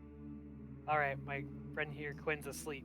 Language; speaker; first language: English; native; English